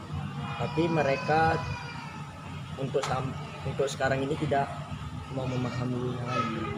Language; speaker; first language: Indonesian; native; Indonesian